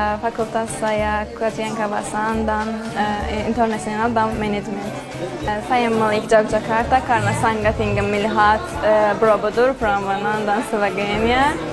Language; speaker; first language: Indonesian; non-native, learner; Azerbaijani